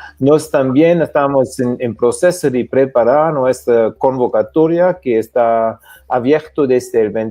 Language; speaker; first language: Spanish; non-native, fluent; German